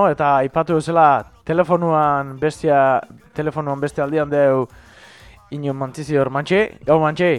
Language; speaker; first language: Basque; native; Basque